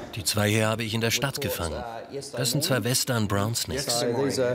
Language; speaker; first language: German; non-native, fluent; English